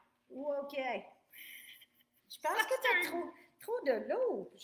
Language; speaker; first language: French; non-native, fluent; English